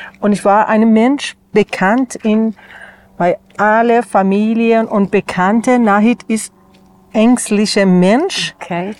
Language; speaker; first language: German; non-native, learner; Persian